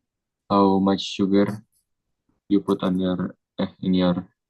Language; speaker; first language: English; non-native, learner; Indonesian